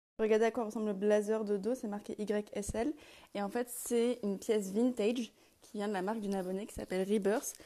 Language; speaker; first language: French; native; French